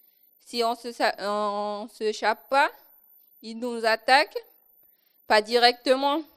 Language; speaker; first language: French; non-native, local second language; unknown